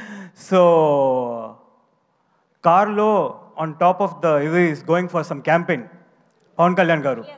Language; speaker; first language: Telugu; non-native, learner; Tamil